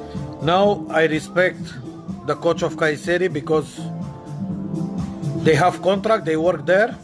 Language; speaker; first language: English; non-native, learner; Romanian